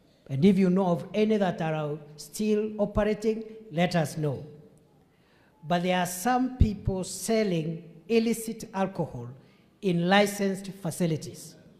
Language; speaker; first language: English; non-native, local second language; Meru